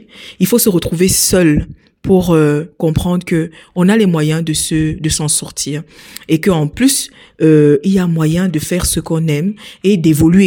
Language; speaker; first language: French; native; French